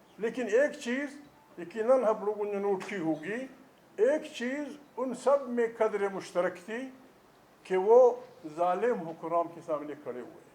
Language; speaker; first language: Urdu; non-native, local second language; Pashto